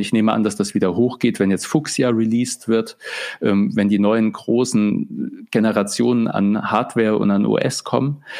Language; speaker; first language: German; native; German